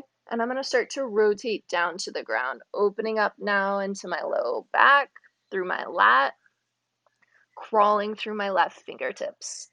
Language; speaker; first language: English; native; English